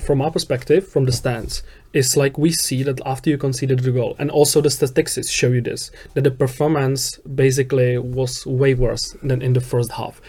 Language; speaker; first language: English; non-native, fluent; Czech